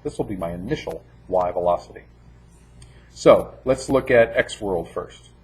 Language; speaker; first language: English; native; English